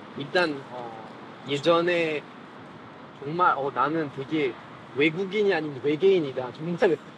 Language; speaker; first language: Korean; non-native, fluent; French